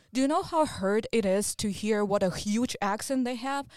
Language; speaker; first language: English; non-native, fluent; Russian